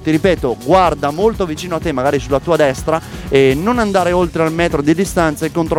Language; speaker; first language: Italian; native; Italian